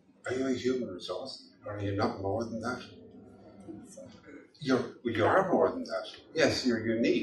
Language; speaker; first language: English; native; English